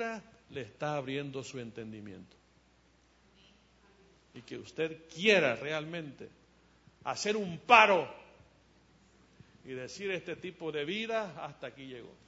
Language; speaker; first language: Spanish; native; Spanish